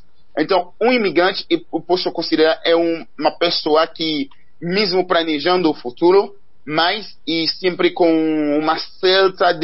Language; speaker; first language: Portuguese; non-native, learner; Haitian Creole